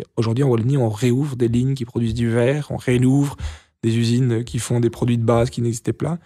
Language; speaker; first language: French; native; French